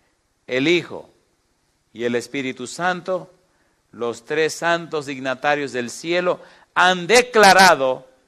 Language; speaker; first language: Spanish; native; Spanish